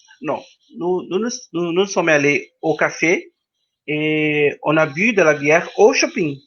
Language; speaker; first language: French; non-native, learner; Portuguese